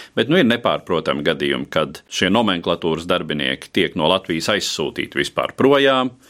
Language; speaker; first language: Latvian; native; Latvian